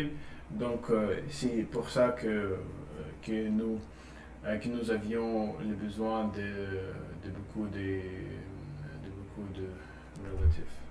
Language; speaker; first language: French; non-native, learner; Russian